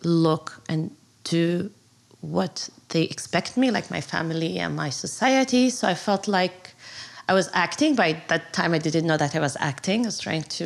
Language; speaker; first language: English; non-native, fluent; Arabic